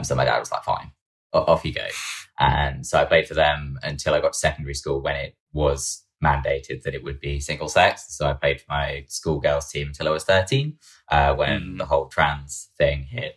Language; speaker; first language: English; native; English